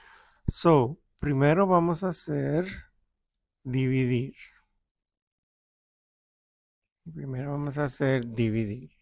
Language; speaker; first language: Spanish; early bilingual, heritage; Spanish